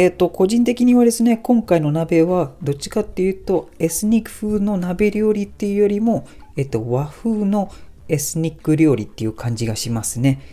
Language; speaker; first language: Japanese; non-native, fluent; Malay